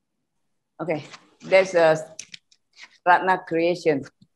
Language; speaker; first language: English; non-native, learner; Indonesian